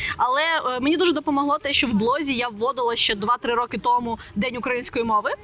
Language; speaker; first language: Ukrainian; non-native, local second language; Russian